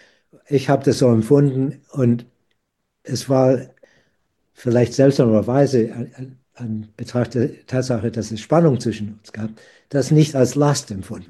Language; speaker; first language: German; non-native, fluent; English